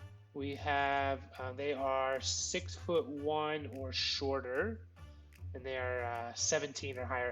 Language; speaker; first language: English; native; English